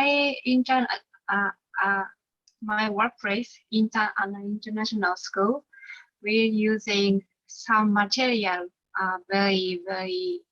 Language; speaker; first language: English; non-native, learner; Japanese